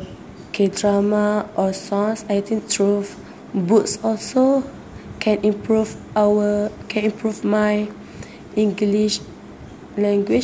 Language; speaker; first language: English; non-native, learner; Malay